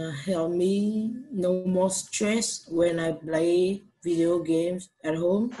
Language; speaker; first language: English; non-native, learner; Vietnamese